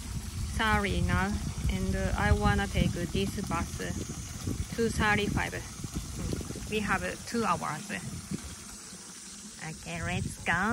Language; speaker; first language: English; non-native, learner; Japanese